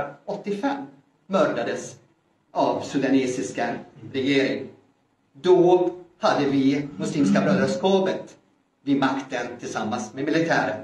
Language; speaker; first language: Swedish; non-native, fluent; Arabic